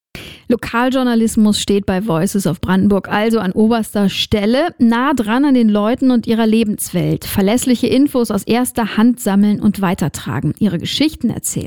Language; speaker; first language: German; native; German